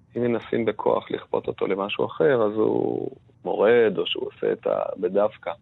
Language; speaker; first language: Hebrew; native; Hebrew